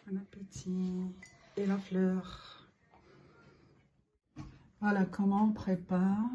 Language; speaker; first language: French; non-native, local second language; Arabic